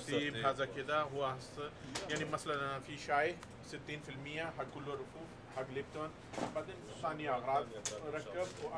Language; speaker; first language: Arabic; non-native, learner; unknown